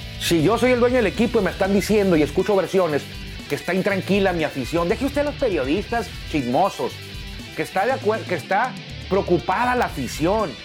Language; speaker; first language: Spanish; native; Spanish